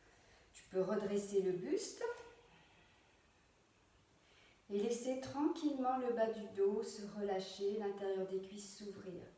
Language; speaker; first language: French; native; French